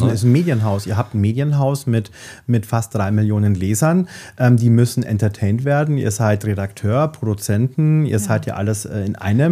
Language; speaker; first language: German; native; German